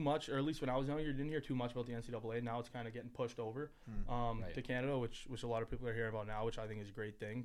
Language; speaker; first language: English; native; English